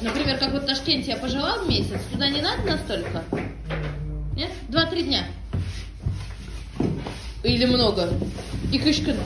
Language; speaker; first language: Russian; native; Russian